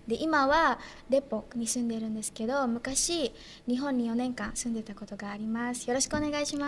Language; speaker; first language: Japanese; early bilingual, other home language; Indonesian